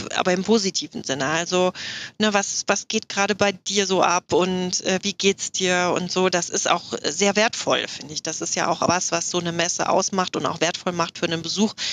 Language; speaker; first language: German; native; German